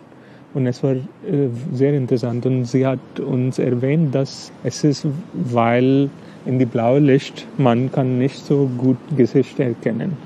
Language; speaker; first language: German; non-native, learner; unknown